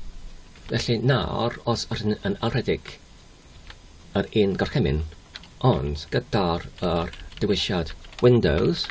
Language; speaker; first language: Welsh; non-native, learner; English